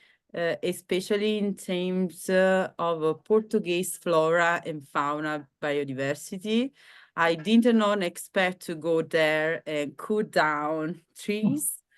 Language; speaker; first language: English; non-native, learner; Italian